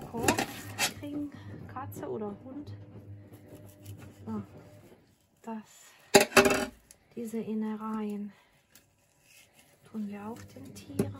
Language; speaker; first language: German; non-native, learner; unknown